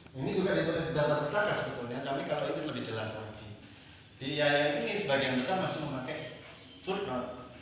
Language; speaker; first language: Indonesian; native; Indonesian